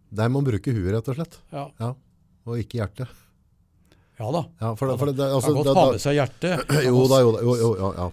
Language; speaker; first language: Norwegian; native; Norwegian